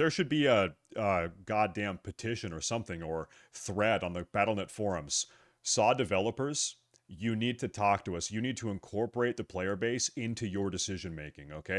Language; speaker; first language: English; native; English